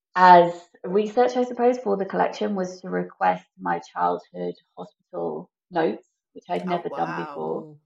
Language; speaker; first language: English; native; English